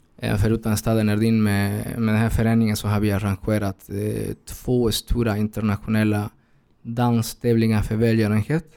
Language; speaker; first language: Swedish; non-native, fluent; Spanish